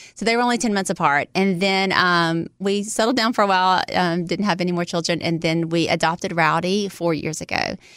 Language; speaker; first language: English; native; English